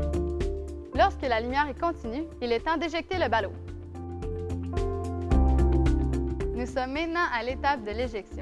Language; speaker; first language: French; native; French